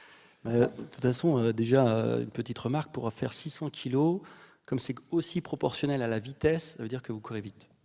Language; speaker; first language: French; native; French